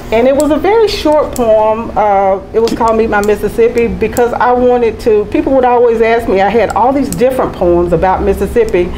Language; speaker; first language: English; native; English